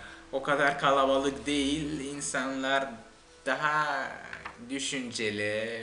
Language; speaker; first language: Turkish; non-native, fluent; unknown